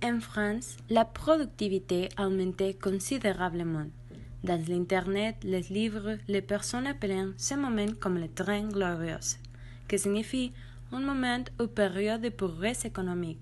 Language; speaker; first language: French; non-native, learner; Spanish